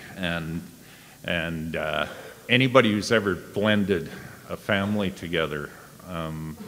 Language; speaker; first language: English; native; English